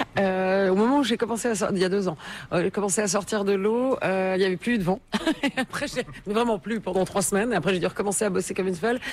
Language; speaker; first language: French; native; French